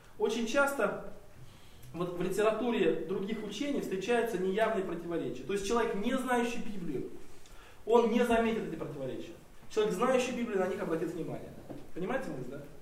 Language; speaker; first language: Russian; native; Russian